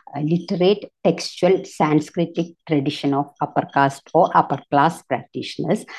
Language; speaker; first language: English; non-native, local second language; Malayalam